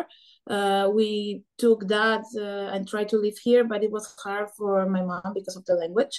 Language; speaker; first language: English; non-native, fluent; Spanish